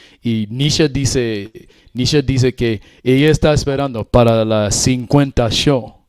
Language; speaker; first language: Spanish; non-native, learner; English